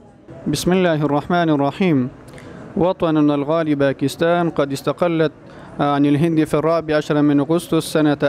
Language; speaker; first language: Arabic; non-native, learner; Urdu